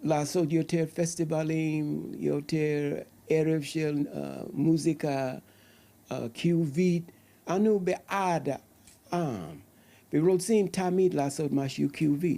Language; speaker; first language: Hebrew; non-native, learner; English